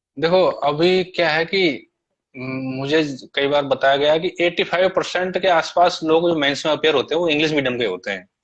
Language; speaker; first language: Hindi; native; Hindi